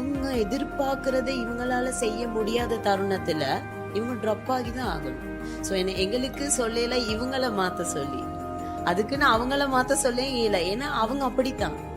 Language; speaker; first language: Tamil; native; Tamil